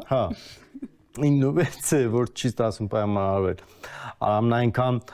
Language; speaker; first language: Armenian; native; Armenian